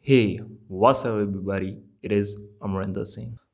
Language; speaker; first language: English; non-native, local second language; Punjabi